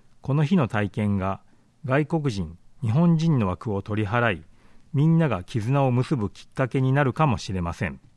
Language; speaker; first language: Japanese; native; Japanese